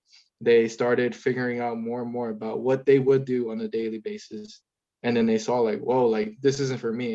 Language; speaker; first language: English; native; English